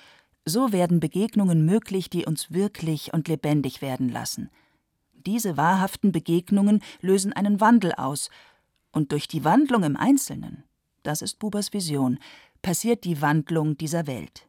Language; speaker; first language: German; native; German